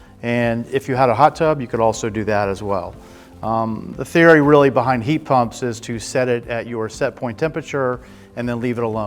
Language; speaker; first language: English; native; English